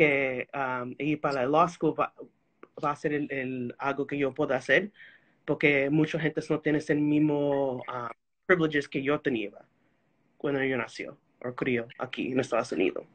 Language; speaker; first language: Spanish; early bilingual, heritage; Spanish